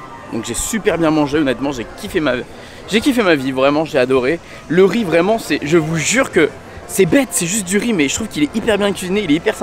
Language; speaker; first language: French; native; French